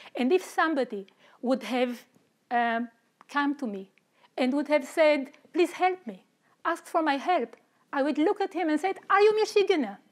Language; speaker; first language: English; non-native, fluent; Romanian